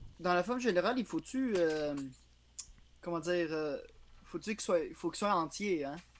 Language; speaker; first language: French; native; French